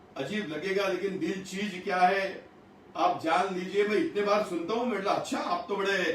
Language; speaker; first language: Hindi; non-native, local second language; Marathi